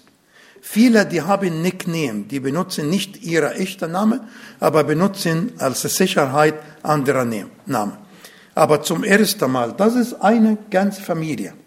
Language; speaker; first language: German; non-native, learner; Arabic